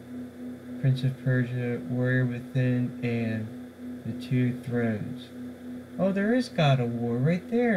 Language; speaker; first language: English; native; English